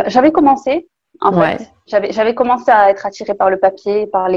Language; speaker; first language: French; native; French